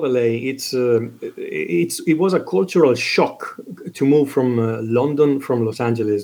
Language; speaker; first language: English; non-native, fluent; Italian